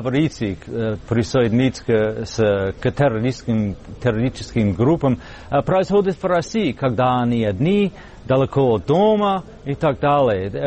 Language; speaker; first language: Russian; non-native, fluent; English